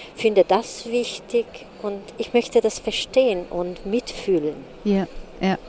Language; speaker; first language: German; non-native, fluent; Hungarian